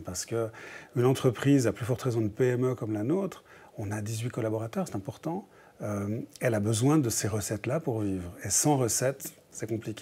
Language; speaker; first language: French; native; French